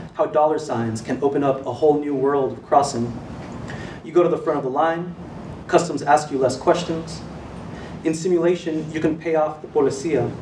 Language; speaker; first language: English; native; English